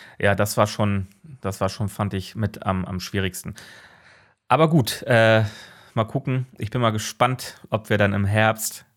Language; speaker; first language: German; native; German